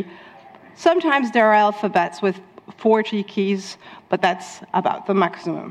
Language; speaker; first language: English; non-native, fluent; Dutch